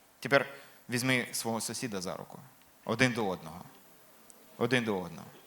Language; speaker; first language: Ukrainian; non-native, local second language; Russian